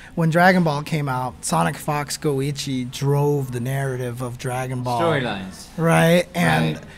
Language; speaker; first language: English; native; English